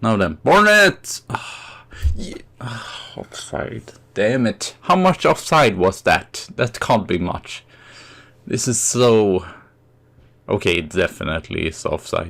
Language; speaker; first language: English; non-native, fluent; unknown